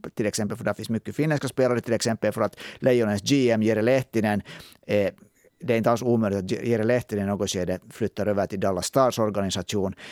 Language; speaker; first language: Swedish; native; Swedish